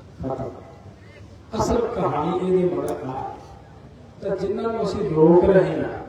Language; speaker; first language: Hindi; non-native, local second language; Punjabi